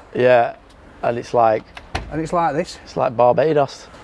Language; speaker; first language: English; native; English